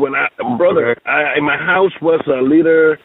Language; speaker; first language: English; non-native, learner; Spanish